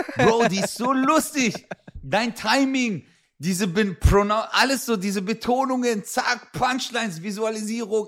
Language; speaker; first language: German; early bilingual, other home language; Turkish